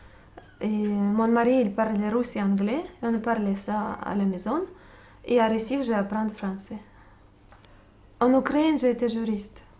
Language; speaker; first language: French; non-native, learner; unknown